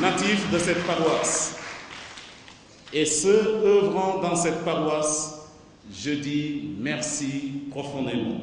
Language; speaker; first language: French; non-native, local second language; Jola-Fonyi